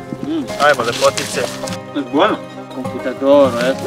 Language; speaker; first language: Spanish; non-native, learner; Serbian